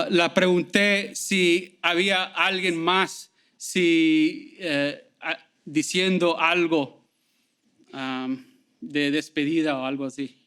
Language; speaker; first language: Spanish; early bilingual, heritage; Spanish